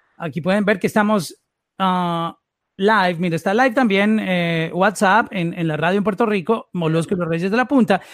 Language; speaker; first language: Spanish; native; Spanish